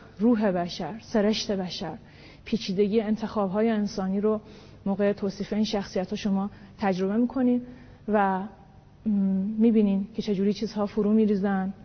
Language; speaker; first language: Persian; native; Persian